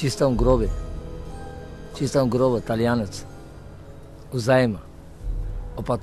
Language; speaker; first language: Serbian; non-native, learner; Macedonian